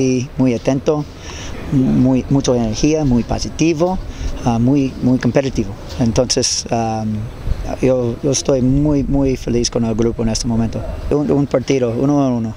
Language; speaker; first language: Spanish; non-native, learner; English